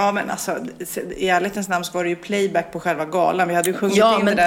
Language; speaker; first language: Swedish; native; Swedish